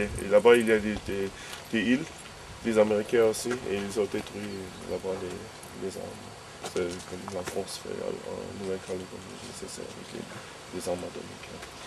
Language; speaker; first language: French; non-native, fluent; German